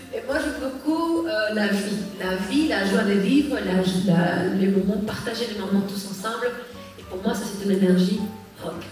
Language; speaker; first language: French; early bilingual, other home language; Spanish